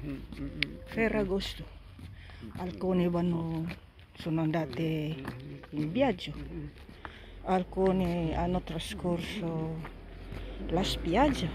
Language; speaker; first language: Italian; non-native, fluent; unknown